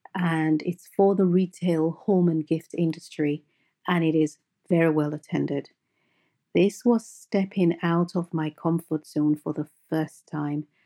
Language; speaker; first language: English; non-native, local second language; Yoruba